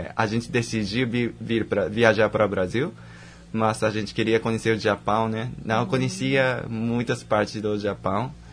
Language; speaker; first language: Portuguese; non-native, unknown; Japanese